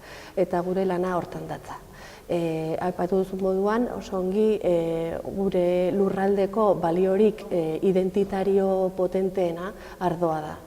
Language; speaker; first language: Basque; non-native, local second language; Spanish